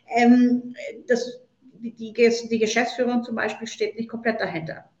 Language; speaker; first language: German; non-native, fluent; Spanish